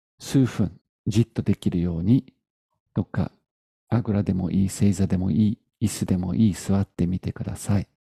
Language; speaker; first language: Japanese; native; Japanese